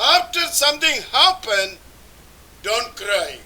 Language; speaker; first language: English; non-native, local second language; Malayalam